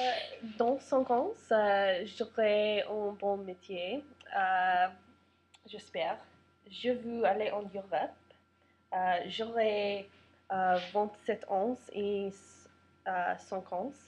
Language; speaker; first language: French; non-native, learner; English